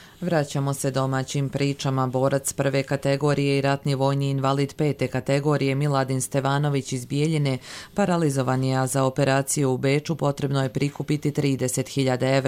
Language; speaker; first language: Serbian; native; Serbian